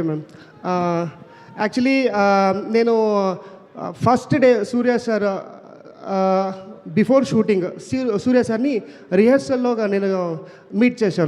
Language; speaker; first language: Telugu; non-native, learner; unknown